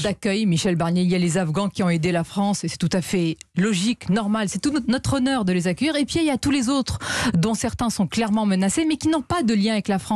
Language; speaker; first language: French; native; French